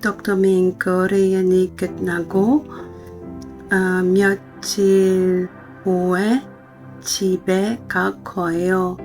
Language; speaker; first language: Korean; non-native, learner; Dutch